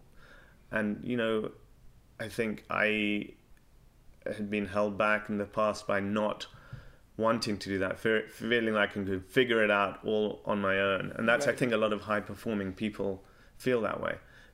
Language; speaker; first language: English; native; English